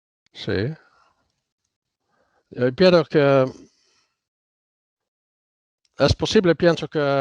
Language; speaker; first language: Spanish; non-native, fluent; Dutch